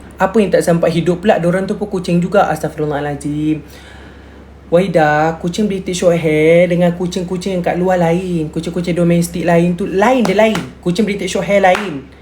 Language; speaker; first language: Malay; native; Malay